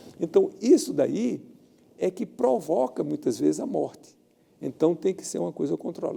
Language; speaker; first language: Portuguese; native; Portuguese